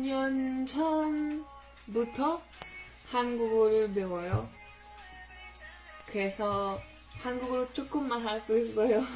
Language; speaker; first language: Korean; non-native, learner; French